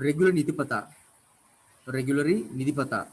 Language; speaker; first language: English; non-native, local second language; Sinhala